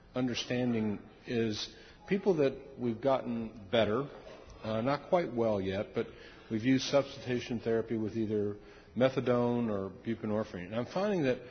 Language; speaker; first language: English; native; English